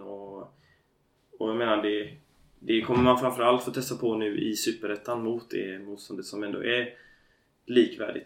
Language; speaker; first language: Swedish; native; Swedish